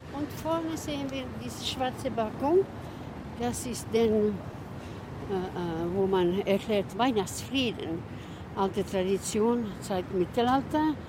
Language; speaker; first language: German; non-native, fluent; Swedish